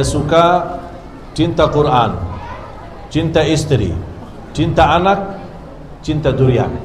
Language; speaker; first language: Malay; non-native, fluent; Arabic